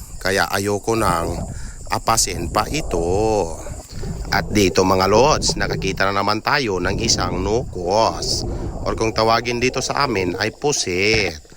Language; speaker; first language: Filipino; non-native, local second language; Cebuano